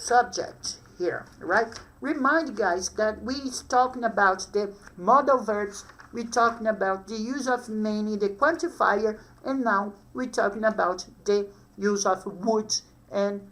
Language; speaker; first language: English; non-native, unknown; Portuguese